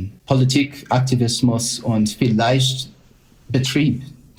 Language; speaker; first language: German; non-native, fluent; English